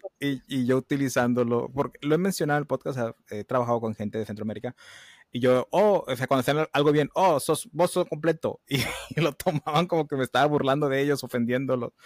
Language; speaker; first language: Spanish; early bilingual, heritage; Spanish